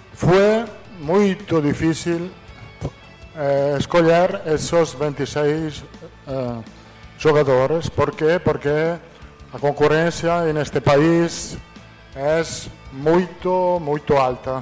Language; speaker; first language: Portuguese; non-native, fluent; Italian